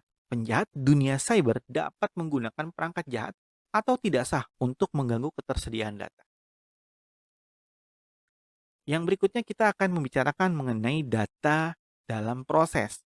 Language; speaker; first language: Indonesian; native; Indonesian